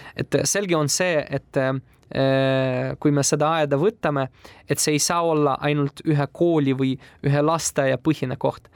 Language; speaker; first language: Estonian; non-native, local second language; Russian